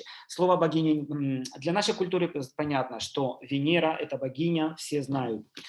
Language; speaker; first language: Russian; native; Russian